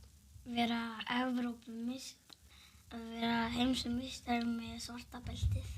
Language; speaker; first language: Icelandic; early bilingual, other home language; Portuguese